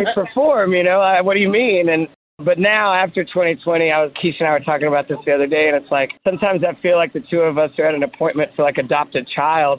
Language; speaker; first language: English; native; English